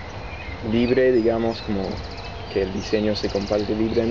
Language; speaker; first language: Spanish; non-native, fluent; English